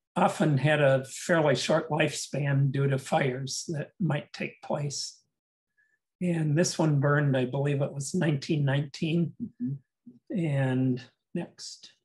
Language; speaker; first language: English; native; English